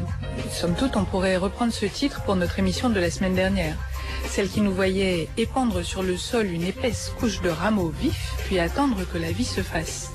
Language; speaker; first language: French; native; French